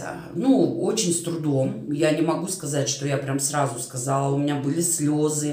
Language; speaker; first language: Russian; native; Russian